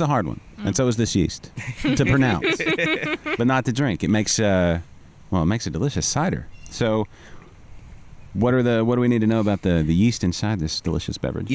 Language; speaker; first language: English; native; English